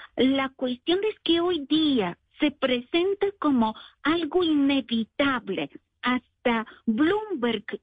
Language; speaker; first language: Spanish; non-native, fluent; Bulgarian